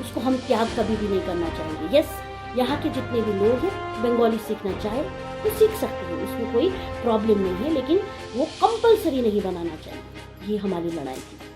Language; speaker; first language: Hindi; non-native, local second language; Nepali